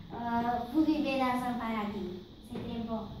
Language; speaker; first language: French; non-native, learner; Romanian